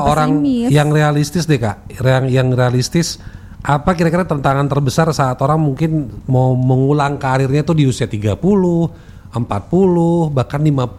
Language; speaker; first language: Indonesian; native; Indonesian